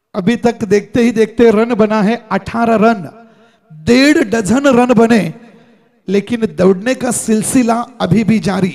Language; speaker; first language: Hindi; non-native, local second language; Marathi